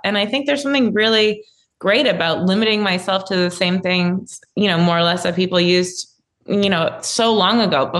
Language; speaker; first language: English; native; English